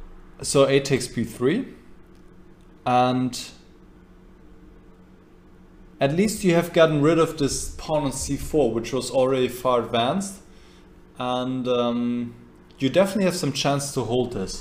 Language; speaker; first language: English; non-native, fluent; German